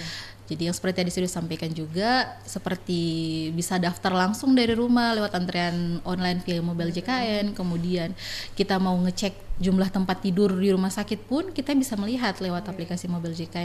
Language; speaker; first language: Indonesian; native; Indonesian